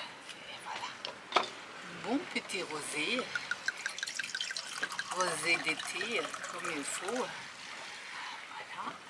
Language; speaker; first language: French; non-native, fluent; German